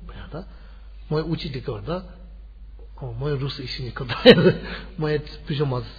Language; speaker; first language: Russian; non-native, learner; Tibetan